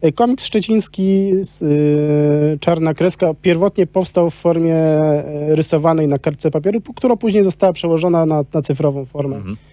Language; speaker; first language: Polish; native; Polish